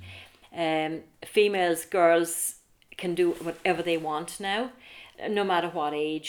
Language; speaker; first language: English; native; English